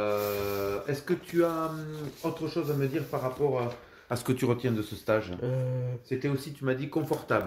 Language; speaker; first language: French; native; French